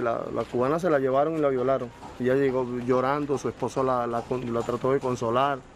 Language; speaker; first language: Spanish; native; Spanish